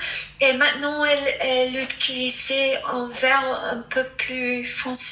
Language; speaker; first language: French; non-native, fluent; English